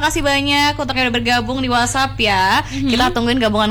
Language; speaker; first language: Indonesian; native; Indonesian